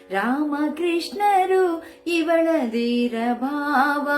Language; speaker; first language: Kannada; native; Kannada